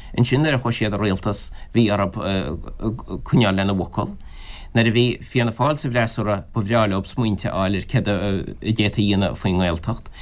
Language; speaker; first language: Irish; native; Irish